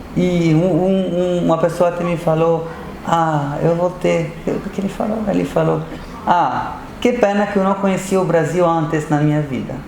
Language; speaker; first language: Portuguese; non-native, fluent; Arabic